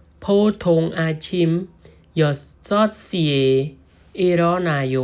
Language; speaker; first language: Korean; non-native, learner; Khmer